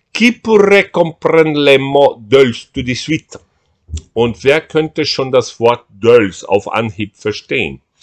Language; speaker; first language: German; non-native, fluent; Portuguese